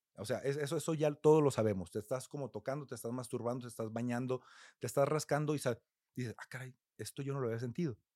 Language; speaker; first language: Spanish; native; Spanish